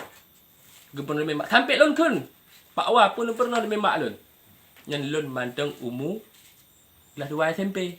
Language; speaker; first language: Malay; non-native, local second language; Achinese